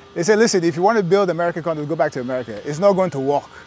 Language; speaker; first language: English; native; English